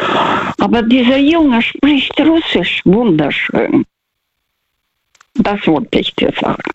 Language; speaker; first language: German; non-native, learner; Russian